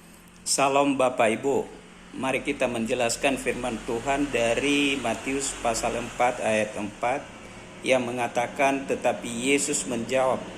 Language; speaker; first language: Indonesian; native; Indonesian